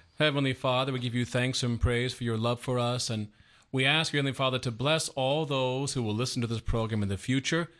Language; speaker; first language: English; native; English